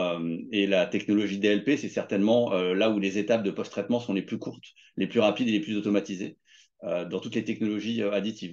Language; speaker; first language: French; native; French